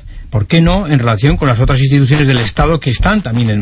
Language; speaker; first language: Spanish; native; Spanish